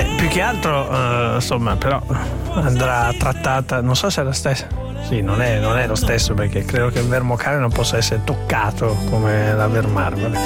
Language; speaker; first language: Italian; native; Italian